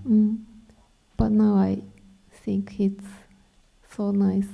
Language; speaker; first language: English; non-native, learner; Japanese